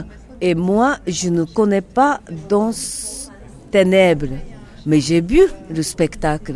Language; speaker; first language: French; non-native, learner; Japanese